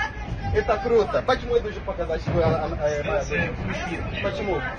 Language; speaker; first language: Russian; non-native, fluent; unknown